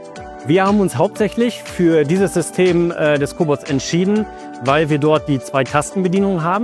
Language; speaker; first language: German; native; German